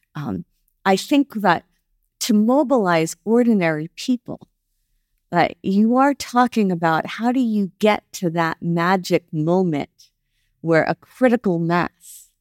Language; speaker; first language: English; native; English